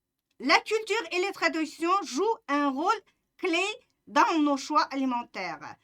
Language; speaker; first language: French; non-native, fluent; Uzbek